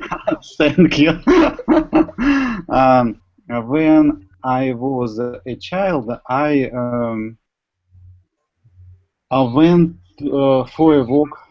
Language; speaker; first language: English; non-native, learner; Russian